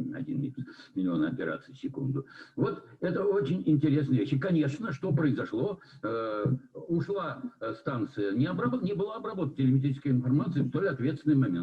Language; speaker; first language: Russian; native; Russian